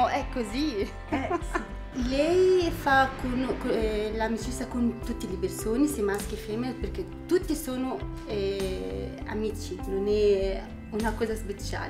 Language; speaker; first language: Italian; non-native, learner; Arabic